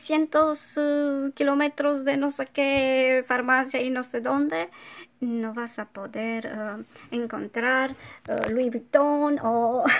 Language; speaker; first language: Spanish; non-native, fluent; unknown